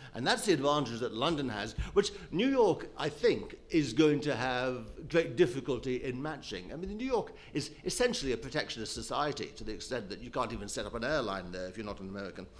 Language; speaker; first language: English; native; English